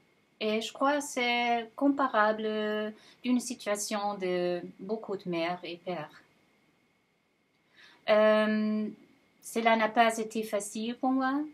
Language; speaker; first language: French; non-native, fluent; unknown